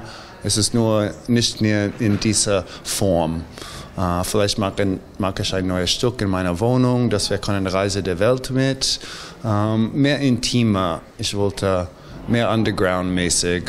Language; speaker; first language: German; non-native, learner; English